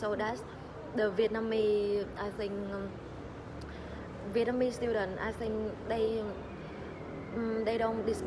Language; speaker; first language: English; non-native, learner; Vietnamese